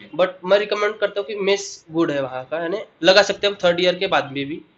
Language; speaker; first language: Hindi; non-native, local second language; Marathi